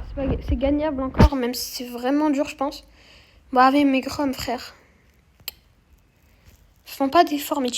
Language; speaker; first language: French; native; French